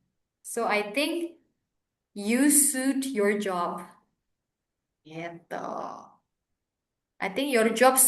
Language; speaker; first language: English; non-native, fluent; Indonesian